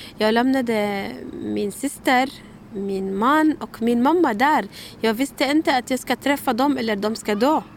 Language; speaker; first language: Swedish; non-native, learner; Arabic